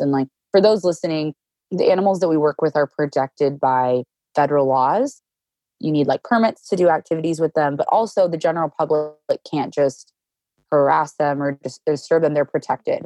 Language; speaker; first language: English; native; English